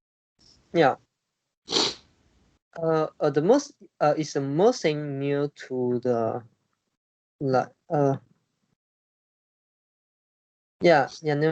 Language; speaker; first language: English; non-native, learner; Chinese